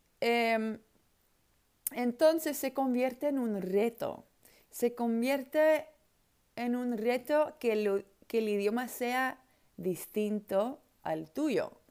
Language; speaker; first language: Spanish; non-native, fluent; Dutch